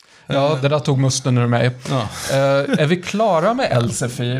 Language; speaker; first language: Swedish; native; Swedish